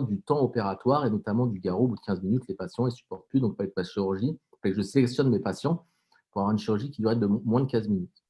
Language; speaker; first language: French; native; French